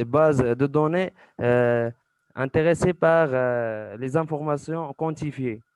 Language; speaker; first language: French; non-native, local second language; Arabic